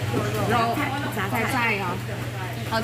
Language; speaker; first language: Chinese; non-native, learner; Filipino